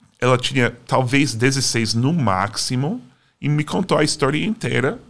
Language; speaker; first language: Portuguese; non-native, fluent; English